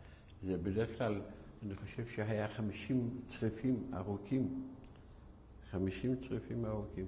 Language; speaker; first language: Hebrew; non-native, fluent; Yiddish